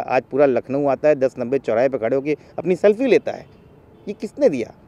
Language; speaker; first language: Hindi; native; Hindi